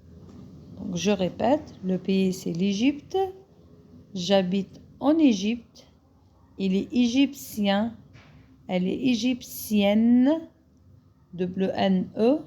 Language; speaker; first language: French; non-native, fluent; Arabic